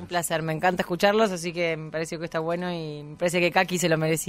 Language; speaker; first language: Spanish; native; Spanish